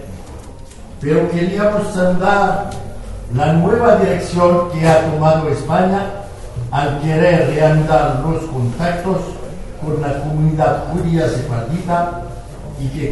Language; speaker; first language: Spanish; non-native, fluent; French